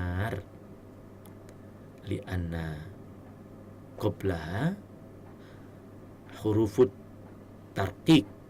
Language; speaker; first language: Arabic; non-native, fluent; Indonesian